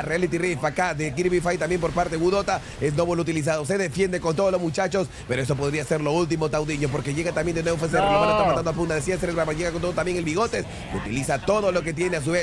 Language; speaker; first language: Spanish; native; Spanish